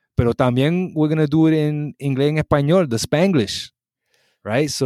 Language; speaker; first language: Spanish; early bilingual, other home language; English